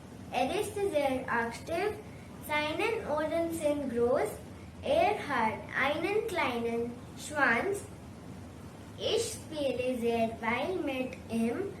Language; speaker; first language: German; non-native, learner; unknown